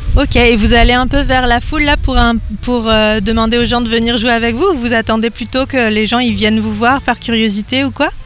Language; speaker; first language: French; native; French